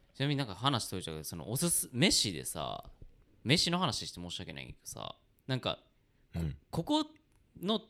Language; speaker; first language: Japanese; native; Japanese